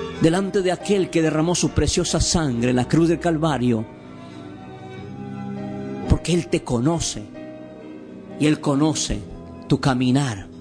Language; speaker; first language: Spanish; native; Spanish